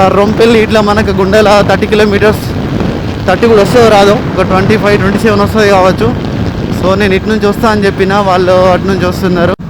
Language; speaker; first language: Telugu; non-native, local second language; Gondi